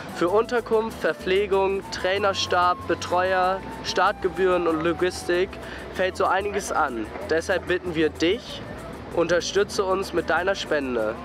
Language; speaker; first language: German; native; German